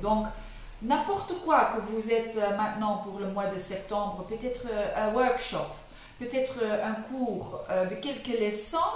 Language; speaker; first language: French; non-native, local second language; Dutch